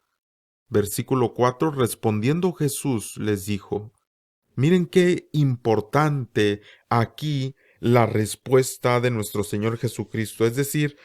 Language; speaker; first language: Spanish; native; Spanish